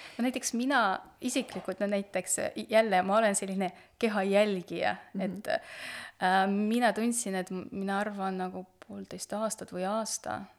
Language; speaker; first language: Estonian; non-native, local second language; Russian